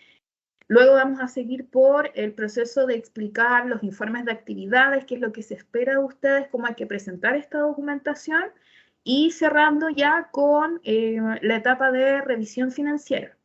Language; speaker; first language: Spanish; native; Spanish